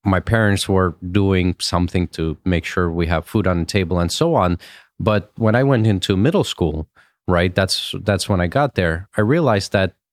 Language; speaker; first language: English; early bilingual, other home language; Russian